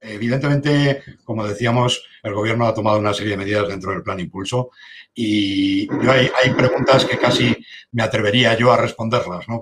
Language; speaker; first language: Spanish; native; Spanish